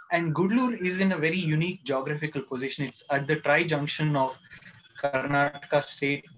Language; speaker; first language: English; non-native, local second language; Kannada